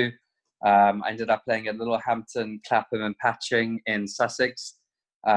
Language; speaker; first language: English; native; English